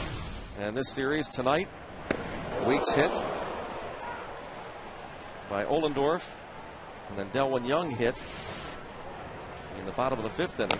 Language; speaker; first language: English; native; English